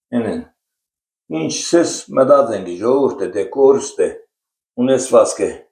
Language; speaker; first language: Armenian; native; Armenian